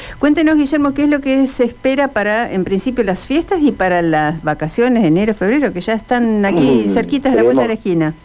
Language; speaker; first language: Spanish; native; Spanish